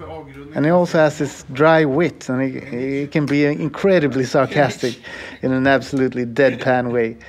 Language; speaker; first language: English; non-native, fluent; Swedish